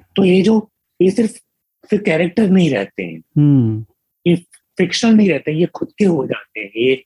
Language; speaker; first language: Hindi; native; Hindi